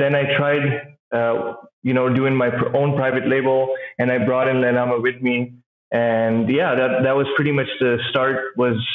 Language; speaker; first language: English; non-native, local second language; Urdu